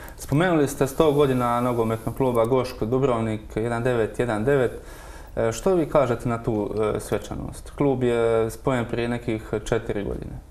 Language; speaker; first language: Croatian; native; Croatian